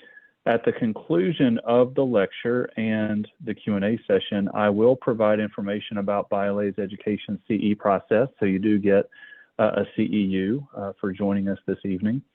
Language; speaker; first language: English; native; English